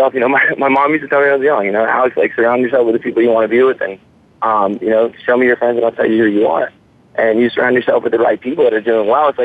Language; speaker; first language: English; native; English